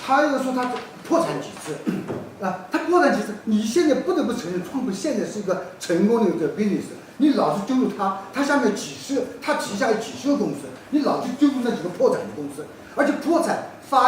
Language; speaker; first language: Chinese; native; Chinese